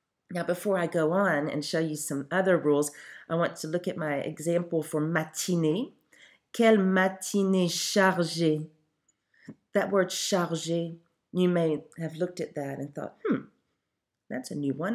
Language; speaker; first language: English; native; English